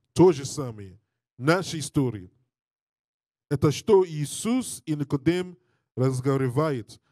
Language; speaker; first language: Russian; non-native, learner; English